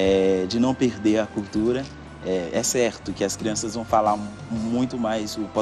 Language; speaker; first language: Portuguese; non-native, fluent; Haitian Creole